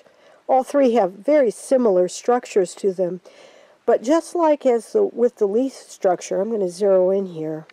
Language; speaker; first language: English; native; English